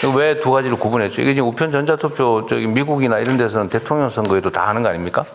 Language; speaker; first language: Korean; native; Korean